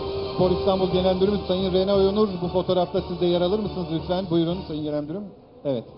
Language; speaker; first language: Turkish; native; Turkish